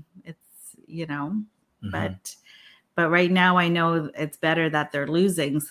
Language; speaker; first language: English; non-native, local second language; Filipino